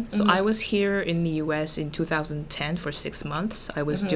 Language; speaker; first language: English; non-native, fluent; Korean